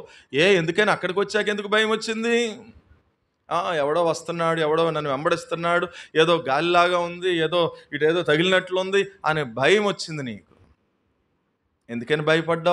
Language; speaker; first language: Telugu; native; Telugu